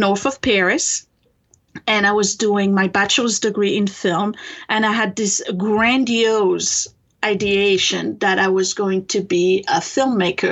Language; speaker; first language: English; non-native, fluent; French